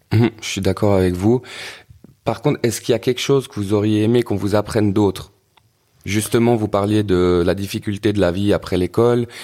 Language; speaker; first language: French; native; French